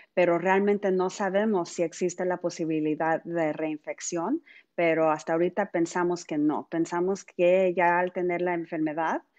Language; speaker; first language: Spanish; early bilingual, heritage; Spanish